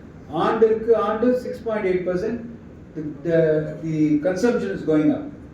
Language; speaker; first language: English; non-native, local second language; Tamil